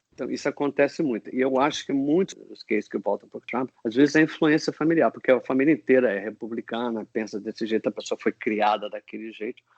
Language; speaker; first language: Portuguese; non-native, fluent; English